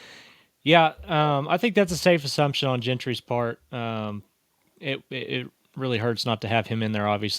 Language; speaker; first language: English; native; English